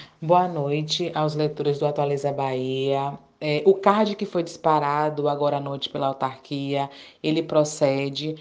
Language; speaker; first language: Portuguese; native; Portuguese